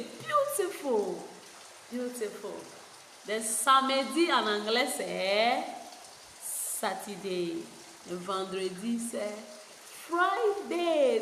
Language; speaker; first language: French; non-native, fluent; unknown